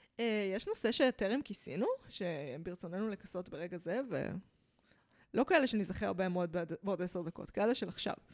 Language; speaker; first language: Hebrew; early bilingual, other home language; English